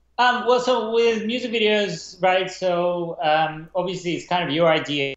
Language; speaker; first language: English; non-native, fluent; Russian